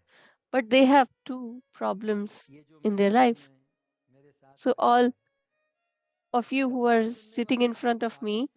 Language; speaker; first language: English; non-native, local second language; Hindi